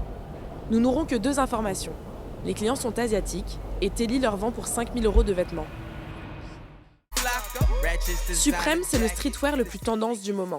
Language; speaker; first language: French; native; French